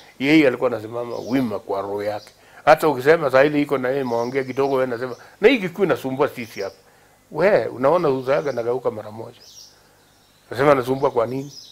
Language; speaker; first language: Swahili; non-native, local second language; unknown